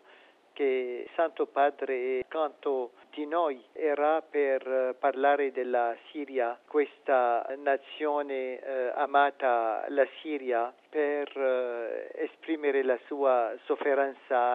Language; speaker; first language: Italian; non-native, fluent; Arabic